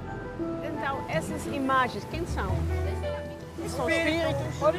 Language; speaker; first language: Portuguese; non-native, learner; Dutch